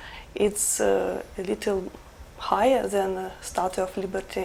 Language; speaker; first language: English; non-native, learner; Ukrainian